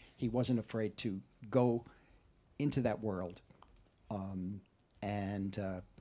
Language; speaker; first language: English; native; English